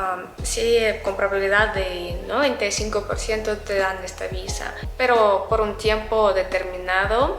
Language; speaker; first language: Spanish; non-native, fluent; Russian